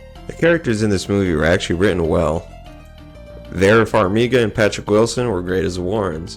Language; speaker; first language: English; native; English